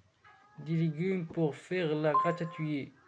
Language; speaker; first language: French; non-native, learner; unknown